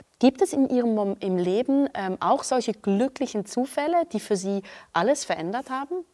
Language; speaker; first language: German; native; German